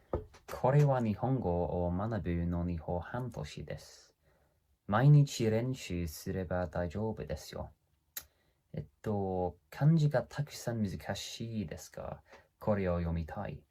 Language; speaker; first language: Japanese; non-native, learner; English